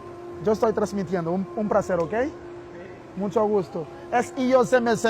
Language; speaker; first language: Spanish; non-native, learner; Haitian Creole